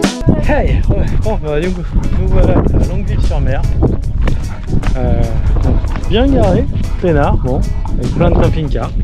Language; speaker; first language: French; native; French